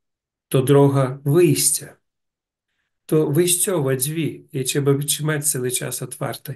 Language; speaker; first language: Polish; non-native, learner; Russian